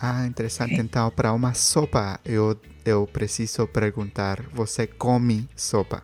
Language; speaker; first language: Portuguese; non-native, learner; Spanish